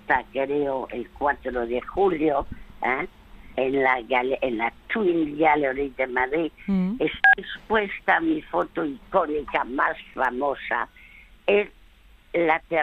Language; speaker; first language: Spanish; early bilingual, other home language; French